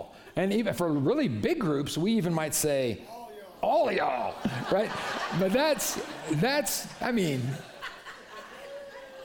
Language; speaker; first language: English; native; English